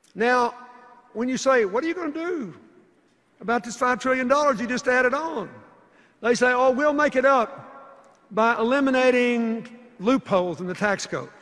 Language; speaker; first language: English; native; English